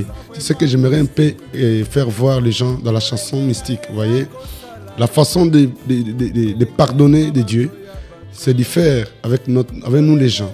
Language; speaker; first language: French; non-native, local second language; Lingala